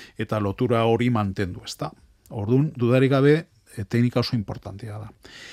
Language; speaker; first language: Basque; non-native, local second language; Spanish